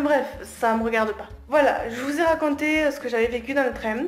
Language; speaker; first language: French; native; French